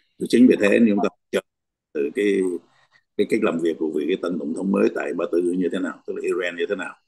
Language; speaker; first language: Vietnamese; native; Vietnamese